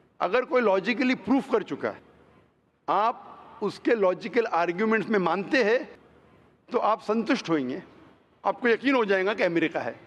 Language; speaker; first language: Hindi; non-native, local second language; Konkani